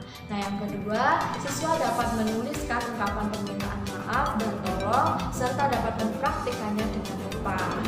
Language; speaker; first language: Indonesian; native; Indonesian